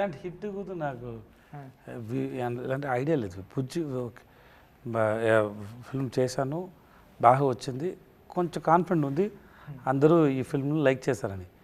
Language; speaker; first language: Telugu; non-native, learner; Tamil